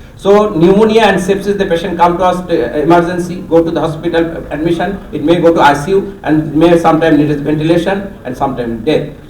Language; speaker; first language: English; non-native, local second language; Bangla